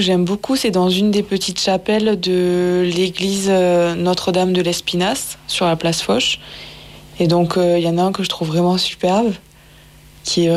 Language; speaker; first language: French; native; French